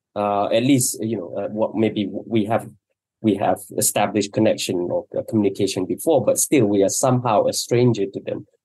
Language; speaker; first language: English; non-native, local second language; Malay